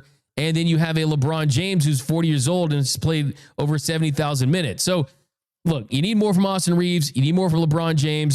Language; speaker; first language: English; native; English